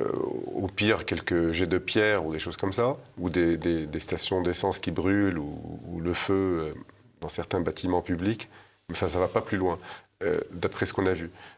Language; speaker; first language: French; native; French